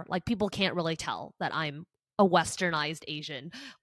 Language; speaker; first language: English; early bilingual, other home language; Chinese